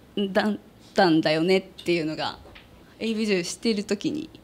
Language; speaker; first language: Japanese; native; Japanese